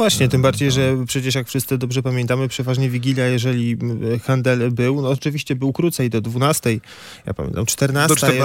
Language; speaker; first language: Polish; native; Polish